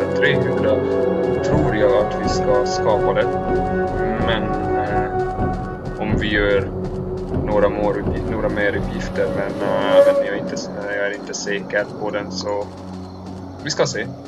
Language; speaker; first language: Swedish; non-native, learner; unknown